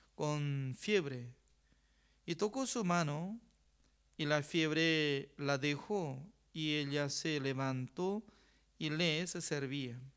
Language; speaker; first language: Spanish; non-native, fluent; Korean